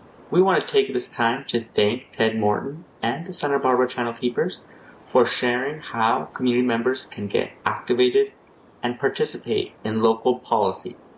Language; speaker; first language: English; early bilingual, other home language; Spanish